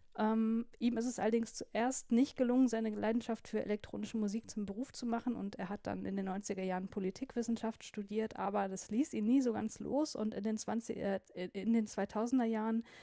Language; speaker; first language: German; native; German